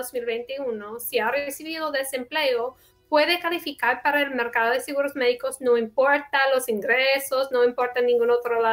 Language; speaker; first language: Spanish; non-native, fluent; English